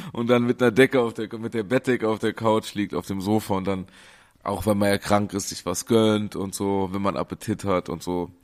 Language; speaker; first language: German; native; German